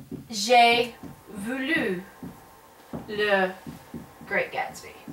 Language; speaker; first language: French; non-native, fluent; English